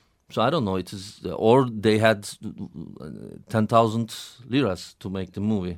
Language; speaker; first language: English; non-native, fluent; Turkish